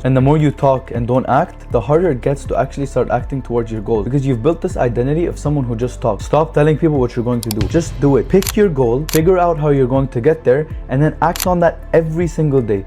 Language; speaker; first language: English; non-native, fluent; Arabic